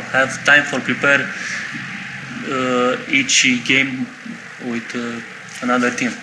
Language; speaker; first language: English; non-native, learner; Romanian